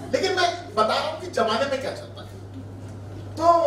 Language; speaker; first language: Hindi; non-native, local second language; Marathi